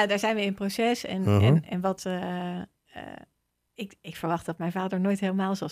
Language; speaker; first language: Dutch; native; Dutch